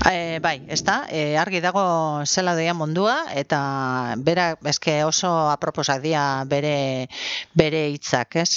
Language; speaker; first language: Basque; native; Basque